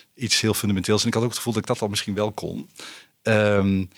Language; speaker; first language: Dutch; native; Dutch